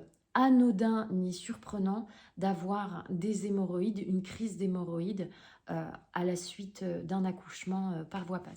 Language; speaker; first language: French; native; French